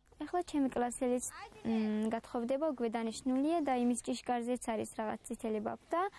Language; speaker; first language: Georgian; non-native, local second language; Azerbaijani